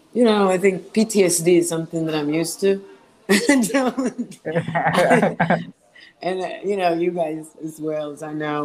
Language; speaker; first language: English; non-native, fluent; Hebrew